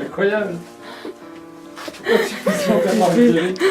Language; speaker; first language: French; native; French